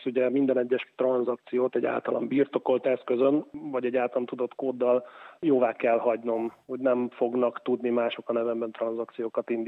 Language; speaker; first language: Hungarian; native; Hungarian